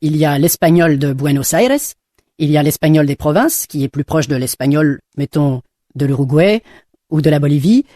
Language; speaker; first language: French; non-native, fluent; English